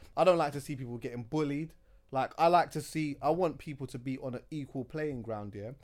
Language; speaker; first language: English; native; English